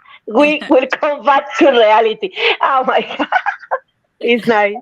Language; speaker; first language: English; non-native, learner; Spanish